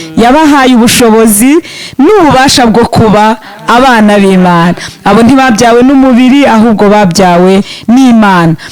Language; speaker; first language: Kinyarwanda; native; Kinyarwanda